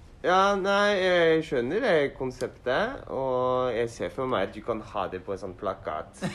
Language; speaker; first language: Norwegian; non-native, learner; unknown